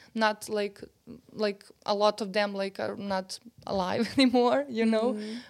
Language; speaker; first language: English; non-native, fluent; Serbian